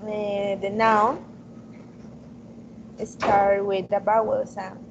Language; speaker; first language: English; non-native, learner; Spanish